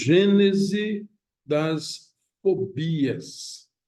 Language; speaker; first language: Portuguese; native; Portuguese